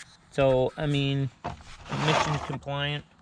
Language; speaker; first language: English; native; English